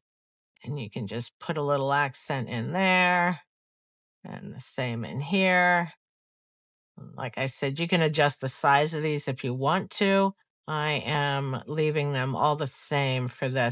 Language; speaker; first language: English; native; English